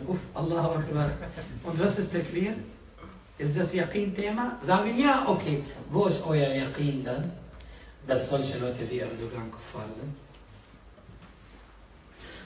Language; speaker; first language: German; non-native, fluent; Arabic